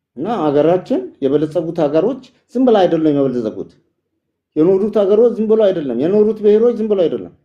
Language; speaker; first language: Amharic; non-native, local second language; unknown